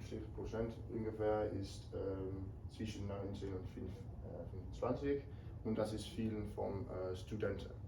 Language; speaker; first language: German; non-native, learner; Dutch